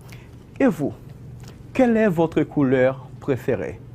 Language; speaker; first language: French; non-native, fluent; Spanish